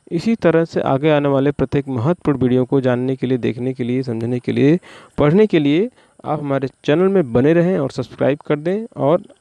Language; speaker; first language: Hindi; native; Hindi